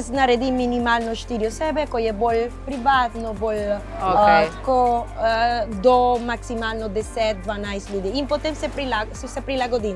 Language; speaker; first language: Slovenian; non-native, fluent; Spanish